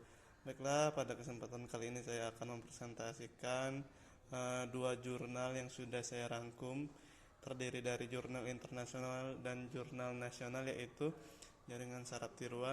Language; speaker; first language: Indonesian; native; Indonesian